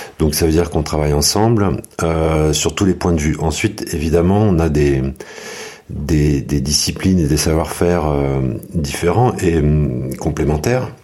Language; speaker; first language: French; native; French